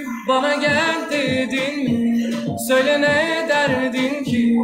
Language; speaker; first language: Turkish; native; Turkish